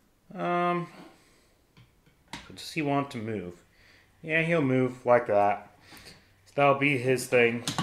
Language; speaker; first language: English; native; English